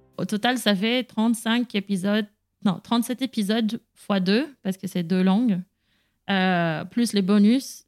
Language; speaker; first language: French; non-native, fluent; Spanish